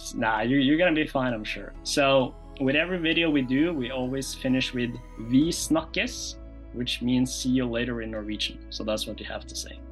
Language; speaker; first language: English; non-native, fluent; Norwegian